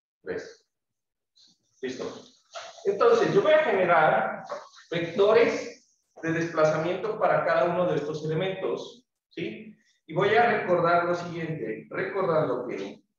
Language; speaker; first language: Spanish; native; Spanish